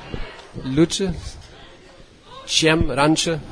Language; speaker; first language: Russian; non-native, learner; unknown